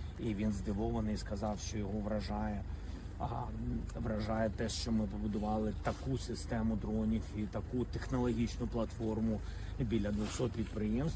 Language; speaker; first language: Ukrainian; non-native, local second language; Russian